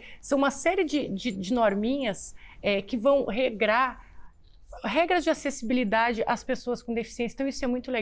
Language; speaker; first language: Portuguese; native; Portuguese